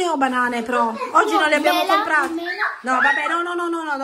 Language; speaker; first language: Italian; native; Italian